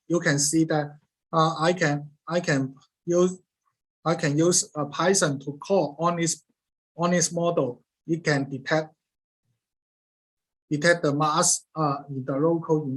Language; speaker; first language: English; non-native, learner; Cantonese